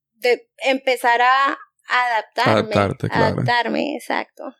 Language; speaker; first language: Spanish; native; Spanish